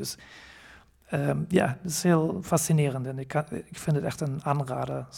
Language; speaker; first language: Dutch; non-native, fluent; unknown